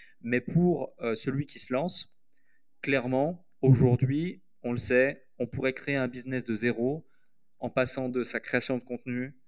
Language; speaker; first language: French; native; French